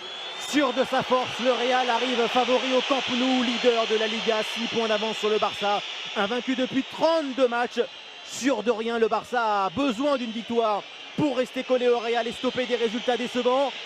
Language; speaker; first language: French; native; French